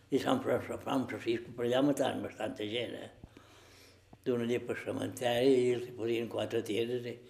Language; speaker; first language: Catalan; native; Catalan